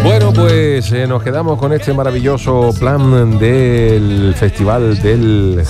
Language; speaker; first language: Spanish; native; Spanish